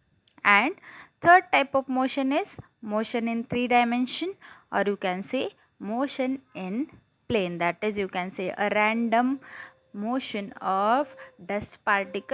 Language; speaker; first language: English; non-native, local second language; Marathi